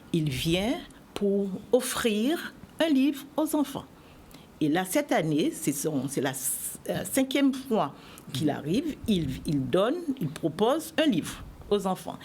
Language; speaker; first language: French; native; French